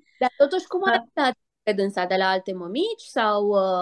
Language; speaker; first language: Romanian; native; Romanian